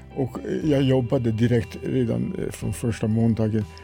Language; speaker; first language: Swedish; non-native, fluent; Serbian